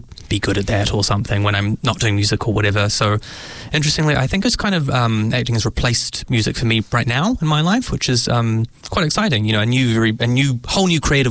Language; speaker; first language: English; native; English